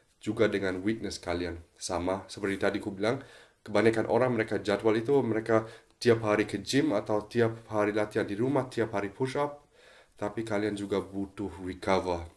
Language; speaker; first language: Indonesian; non-native, fluent; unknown